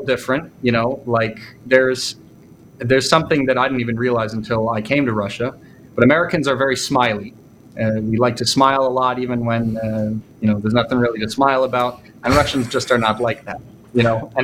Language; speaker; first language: English; native; English